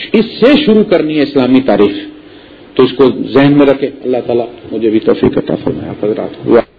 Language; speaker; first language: Urdu; non-native, local second language; Punjabi